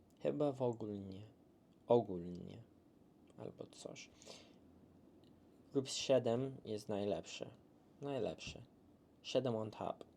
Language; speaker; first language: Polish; early bilingual, heritage; English